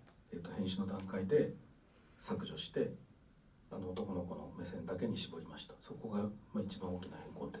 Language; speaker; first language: Japanese; native; Japanese